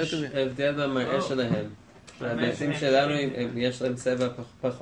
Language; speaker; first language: Hebrew; non-native, learner; English